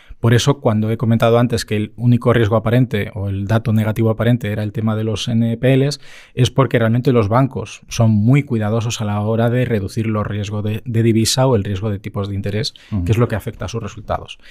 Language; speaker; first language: Spanish; native; Spanish